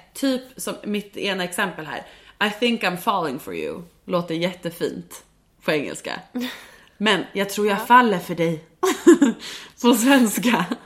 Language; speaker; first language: Swedish; native; Swedish